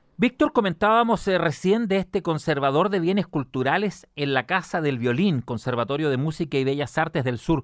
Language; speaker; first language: Spanish; native; Spanish